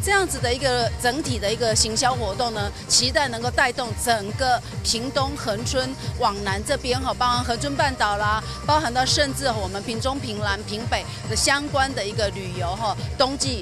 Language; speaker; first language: Chinese; native; Chinese